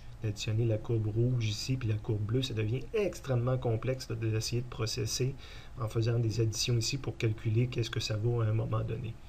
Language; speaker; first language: French; native; French